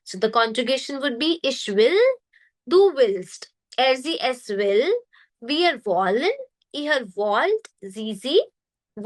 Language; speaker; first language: German; non-native, fluent; Hindi